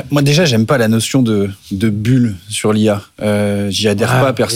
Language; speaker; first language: French; native; French